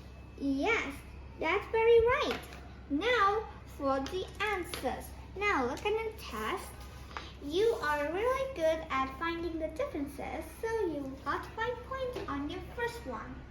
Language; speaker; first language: English; non-native, fluent; Vietnamese